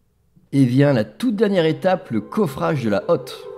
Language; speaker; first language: French; native; French